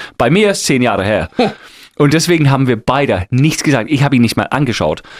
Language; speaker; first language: German; non-native, fluent; English